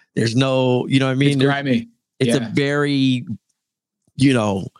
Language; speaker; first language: English; native; English